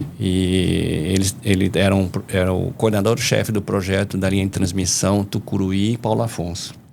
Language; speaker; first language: Portuguese; early bilingual, other home language; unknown